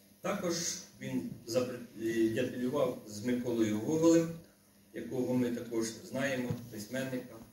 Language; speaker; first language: Ukrainian; native; Ukrainian